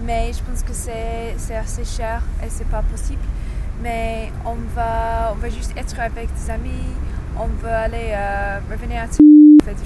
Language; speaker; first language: French; non-native, learner; English